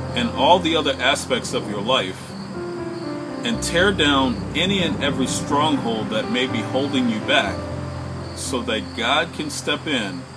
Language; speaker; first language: English; native; English